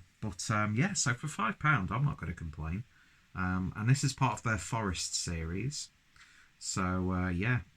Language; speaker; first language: English; native; English